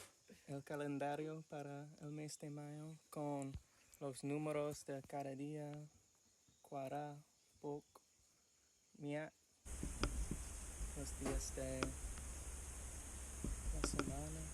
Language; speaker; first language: Spanish; non-native, fluent; English